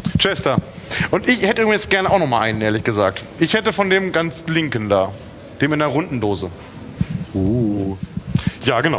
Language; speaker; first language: German; native; German